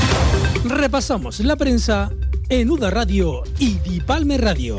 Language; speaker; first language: Spanish; native; Spanish